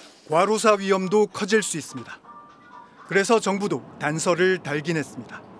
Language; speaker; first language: Korean; native; Korean